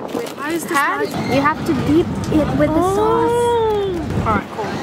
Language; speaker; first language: English; non-native, local second language; Hiligaynon